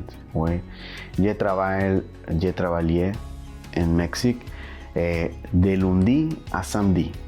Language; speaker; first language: French; non-native, learner; Spanish